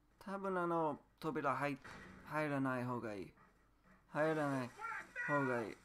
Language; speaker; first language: Japanese; non-native, learner; English